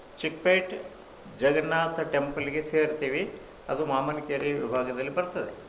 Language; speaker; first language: Kannada; native; Kannada